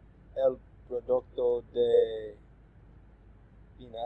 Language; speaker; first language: Spanish; non-native, learner; English